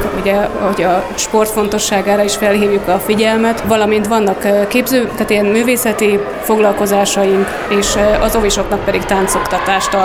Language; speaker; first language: Hungarian; native; Hungarian